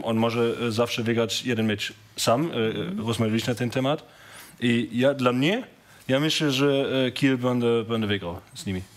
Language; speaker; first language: Polish; non-native, learner; German